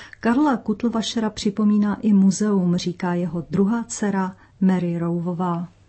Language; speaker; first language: Czech; native; Czech